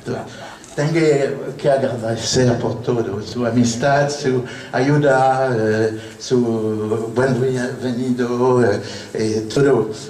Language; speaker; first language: Spanish; non-native, learner; French